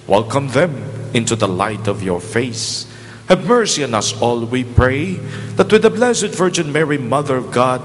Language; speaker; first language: English; non-native, local second language; Filipino